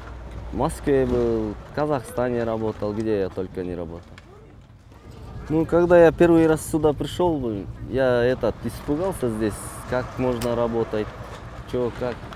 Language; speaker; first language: Russian; non-native, local second language; Kyrgyz